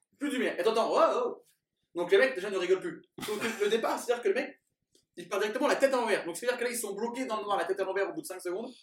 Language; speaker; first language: French; native; French